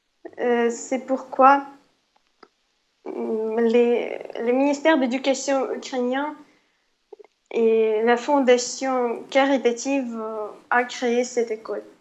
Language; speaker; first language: French; non-native, fluent; Ukrainian